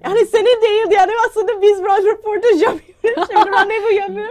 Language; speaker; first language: Turkish; non-native, learner; English